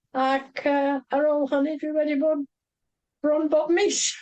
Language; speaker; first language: Welsh; non-native, fluent; English